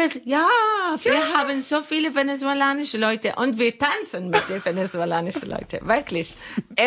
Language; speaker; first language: German; non-native, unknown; Arabic